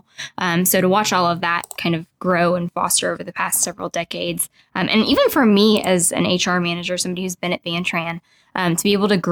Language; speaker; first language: English; native; English